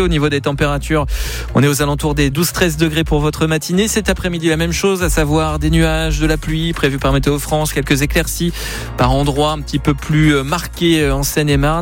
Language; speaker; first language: French; native; French